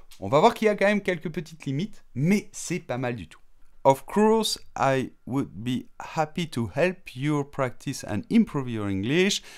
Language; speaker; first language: French; native; French